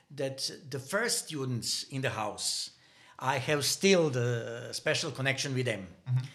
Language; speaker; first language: English; non-native, learner; Bosnian